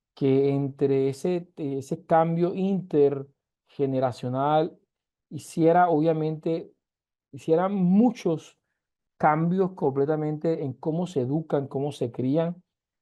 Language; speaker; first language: Spanish; native; Spanish